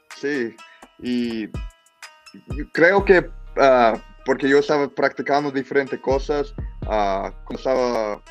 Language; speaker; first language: Spanish; early bilingual, heritage; English